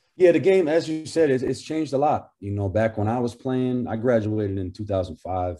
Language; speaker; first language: English; native; English